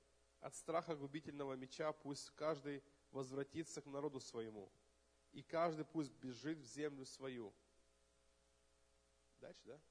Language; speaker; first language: Russian; native; Russian